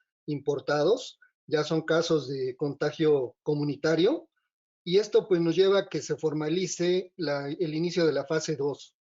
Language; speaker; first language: Spanish; native; Spanish